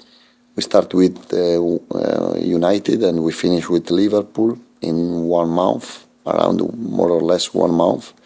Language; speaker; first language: English; non-native, fluent; Italian